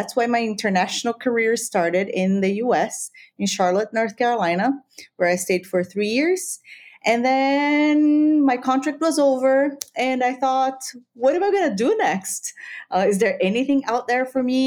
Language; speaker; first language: English; non-native, fluent; Spanish